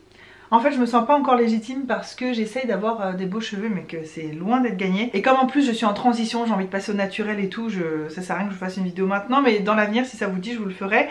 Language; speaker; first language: French; native; French